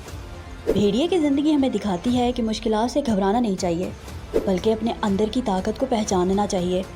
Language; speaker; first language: Urdu; native; Urdu